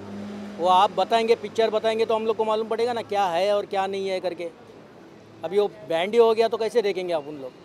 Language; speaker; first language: Hindi; non-native, local second language; Marathi